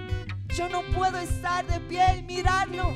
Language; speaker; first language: Spanish; native; Spanish